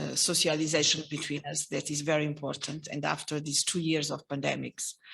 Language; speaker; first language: English; non-native, fluent; Portuguese